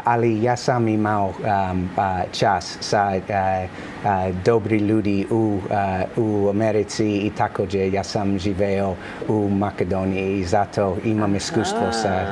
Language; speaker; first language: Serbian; non-native, learner; English